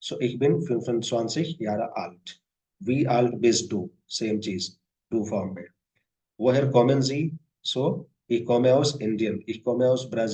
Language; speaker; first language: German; non-native, fluent; Hindi